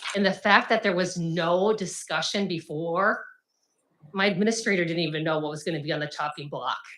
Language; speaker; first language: English; native; English